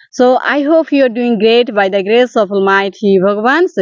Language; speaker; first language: English; non-native, learner; Bangla